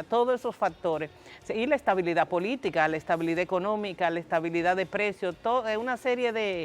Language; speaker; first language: Spanish; native; Spanish